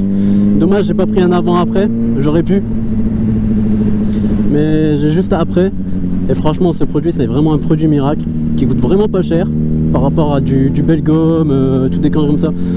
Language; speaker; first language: French; native; French